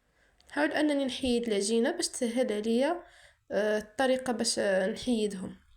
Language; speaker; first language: Arabic; native; Arabic